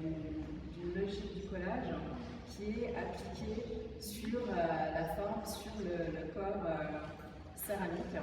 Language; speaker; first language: French; native; French